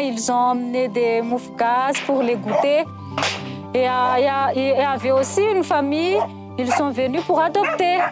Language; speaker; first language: French; non-native, local second language; Malagasy